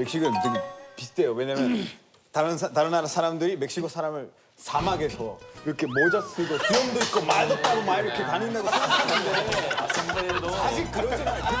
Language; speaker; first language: Korean; non-native, fluent; Spanish